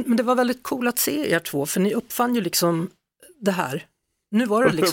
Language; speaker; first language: Swedish; native; Swedish